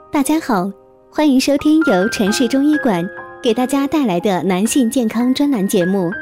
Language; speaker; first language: Chinese; native; Chinese